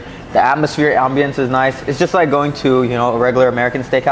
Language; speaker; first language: English; native; English